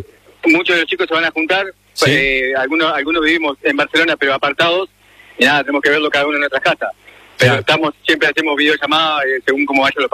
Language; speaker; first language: Spanish; native; Spanish